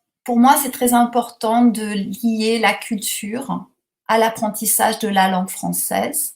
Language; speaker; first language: French; native; French